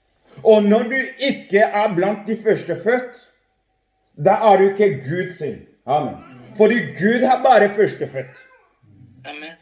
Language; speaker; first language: Norwegian; non-native, fluent; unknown